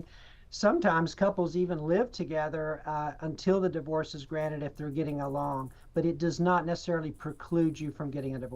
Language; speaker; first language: English; native; English